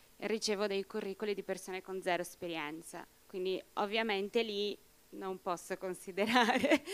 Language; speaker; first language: Italian; non-native, fluent; Portuguese